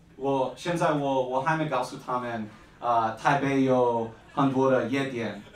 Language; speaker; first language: Chinese; non-native, learner; English